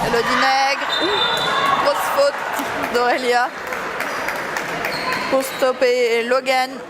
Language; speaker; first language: French; native; French